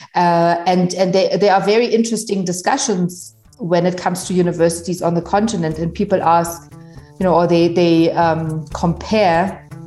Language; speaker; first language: English; non-native, fluent; German